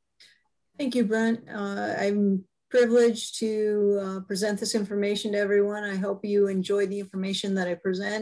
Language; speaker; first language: English; native; English